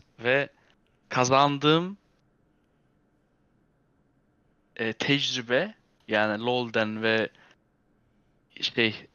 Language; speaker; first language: Turkish; early bilingual, heritage; Turkish